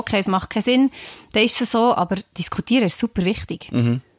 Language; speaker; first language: German; native; German